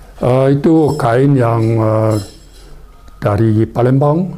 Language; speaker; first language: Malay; non-native, fluent; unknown